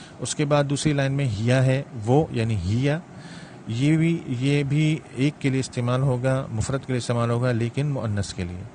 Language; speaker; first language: Urdu; native; Urdu